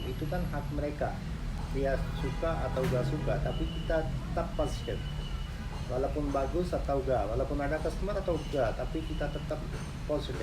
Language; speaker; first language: Indonesian; non-native, learner; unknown